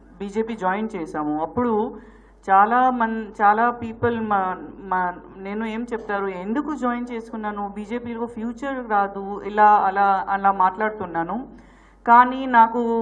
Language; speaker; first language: Telugu; non-native, learner; Gujarati